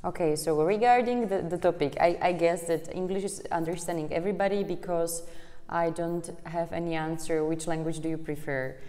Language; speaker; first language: English; non-native, fluent; Czech